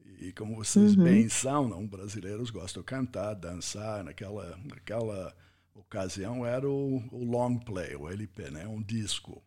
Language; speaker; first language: Portuguese; non-native, fluent; English